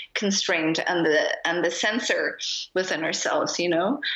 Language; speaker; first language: English; native; English